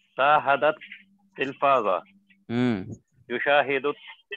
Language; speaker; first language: Arabic; non-native, learner; Urdu